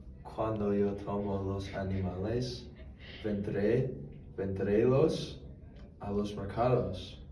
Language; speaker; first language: Spanish; non-native, learner; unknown